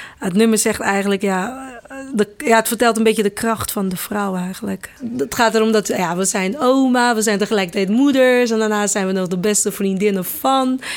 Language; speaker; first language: Dutch; non-native, fluent; Kabuverdianu